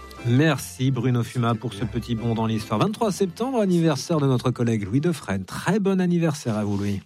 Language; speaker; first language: French; native; French